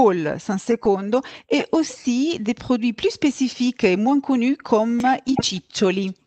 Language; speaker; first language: French; non-native, fluent; Italian